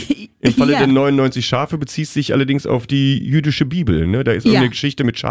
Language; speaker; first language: German; native; German